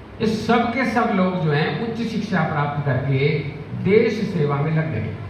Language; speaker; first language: Hindi; native; Hindi